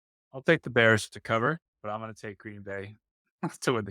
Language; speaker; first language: English; native; English